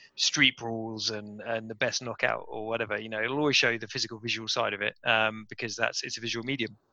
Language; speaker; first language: English; native; English